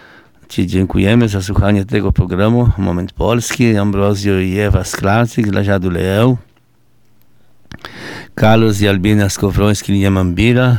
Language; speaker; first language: Polish; early bilingual, heritage; Portuguese